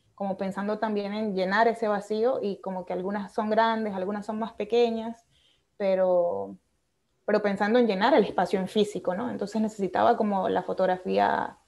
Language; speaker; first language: Spanish; native; Spanish